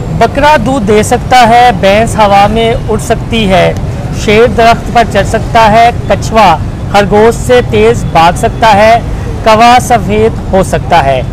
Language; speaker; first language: Urdu; native; Urdu